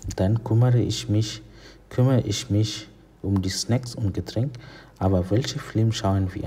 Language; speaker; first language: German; non-native, fluent; Bangla